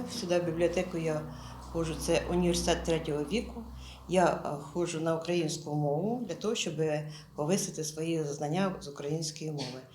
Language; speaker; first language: Ukrainian; non-native, local second language; Russian